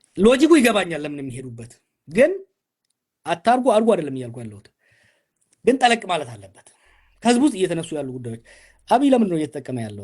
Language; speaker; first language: Amharic; non-native, local second language; Oromo